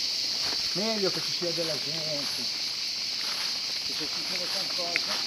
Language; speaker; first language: Italian; native; Italian